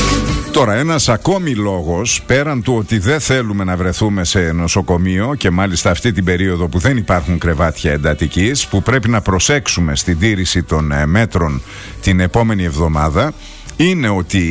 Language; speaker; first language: Greek; native; Greek